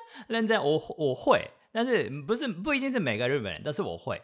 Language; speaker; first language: Chinese; non-native, fluent; Japanese